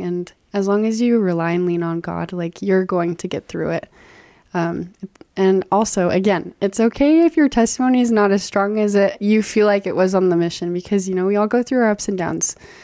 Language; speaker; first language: English; native; English